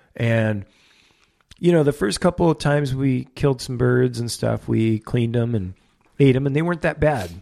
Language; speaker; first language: English; native; English